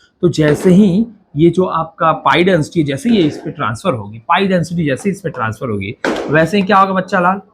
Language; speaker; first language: Hindi; native; Hindi